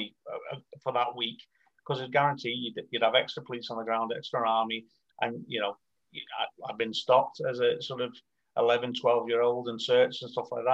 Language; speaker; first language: English; native; English